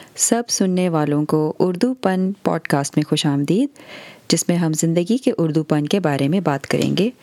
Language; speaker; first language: Urdu; native; Urdu